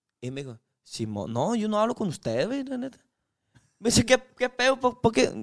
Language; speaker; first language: Spanish; non-native, learner; Chinese